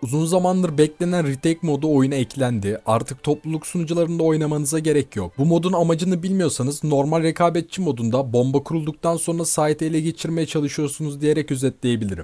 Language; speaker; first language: Turkish; native; Turkish